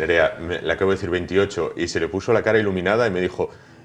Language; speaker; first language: Spanish; native; Spanish